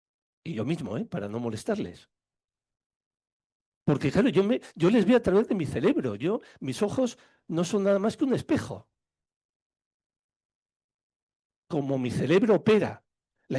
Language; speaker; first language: Spanish; native; Spanish